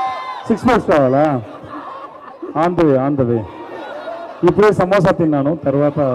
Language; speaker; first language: Telugu; non-native, learner; Tamil